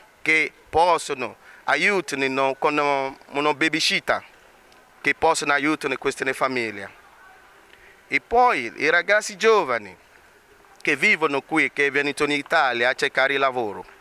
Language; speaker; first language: Italian; non-native, learner; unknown